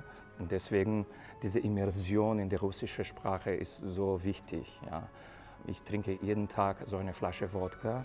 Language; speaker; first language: German; non-native, fluent; Portuguese